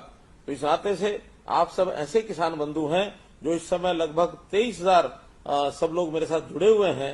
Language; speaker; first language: Hindi; native; Hindi